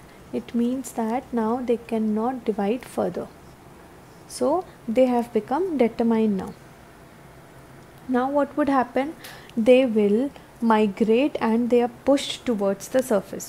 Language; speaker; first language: English; non-native, local second language; Hindi